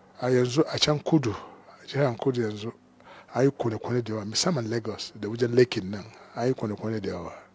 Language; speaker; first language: Hausa; non-native, local second language; Igbo